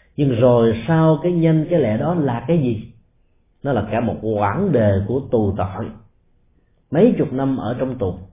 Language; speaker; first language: Vietnamese; native; Vietnamese